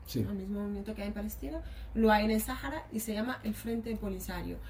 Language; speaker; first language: Spanish; early bilingual, other home language; Arabic